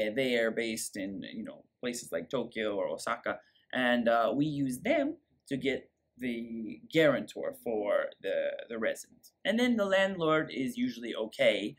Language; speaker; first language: English; native; English